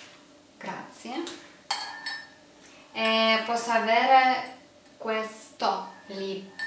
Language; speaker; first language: Italian; non-native, learner; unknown